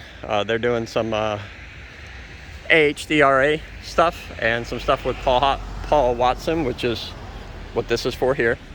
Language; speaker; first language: English; native; English